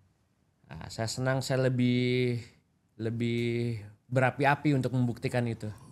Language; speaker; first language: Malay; non-native, local second language; Indonesian